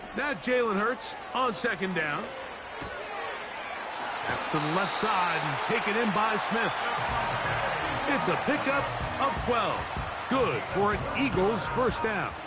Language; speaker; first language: English; native; English